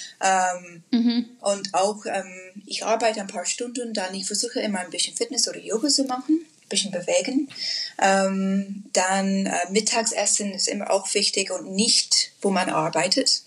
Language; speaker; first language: German; non-native, learner; English